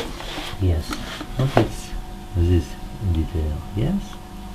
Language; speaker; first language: English; non-native, learner; Russian